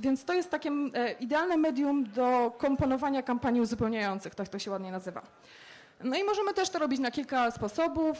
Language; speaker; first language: Polish; native; Polish